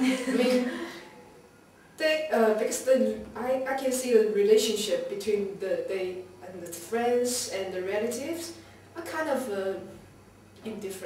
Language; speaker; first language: English; non-native, learner; Chinese